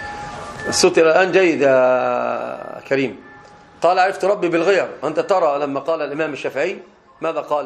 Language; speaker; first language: Arabic; native; Arabic